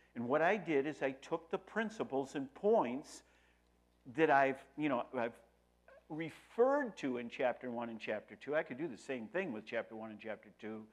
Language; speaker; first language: English; native; English